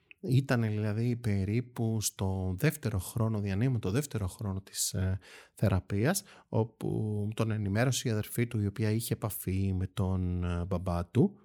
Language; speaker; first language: Greek; native; Greek